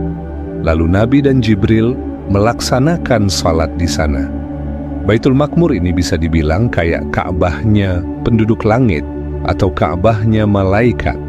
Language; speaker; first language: Indonesian; native; Indonesian